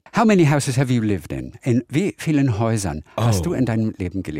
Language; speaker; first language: German; native; German